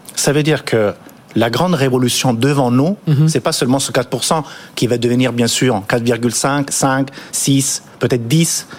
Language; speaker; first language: French; non-native, fluent; Italian